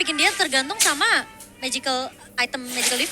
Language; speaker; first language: Indonesian; native; Indonesian